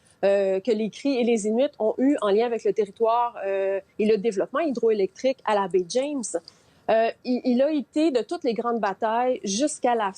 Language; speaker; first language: French; native; French